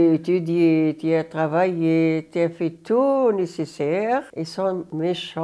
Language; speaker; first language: French; non-native, learner; Arabic